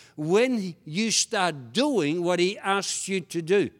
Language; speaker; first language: English; early bilingual, other home language; Dutch